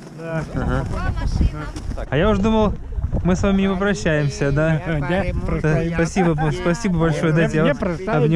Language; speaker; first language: Russian; native; Russian